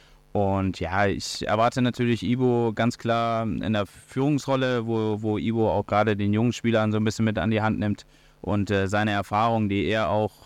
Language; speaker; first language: German; native; German